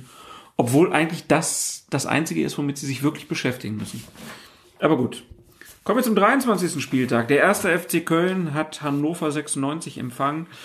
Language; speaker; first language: German; native; German